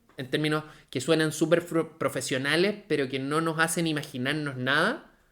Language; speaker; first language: Spanish; native; Spanish